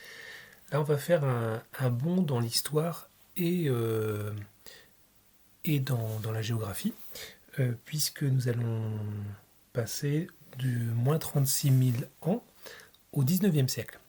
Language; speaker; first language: French; native; French